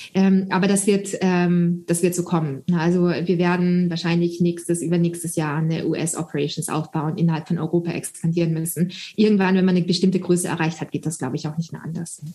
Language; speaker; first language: German; early bilingual, other home language; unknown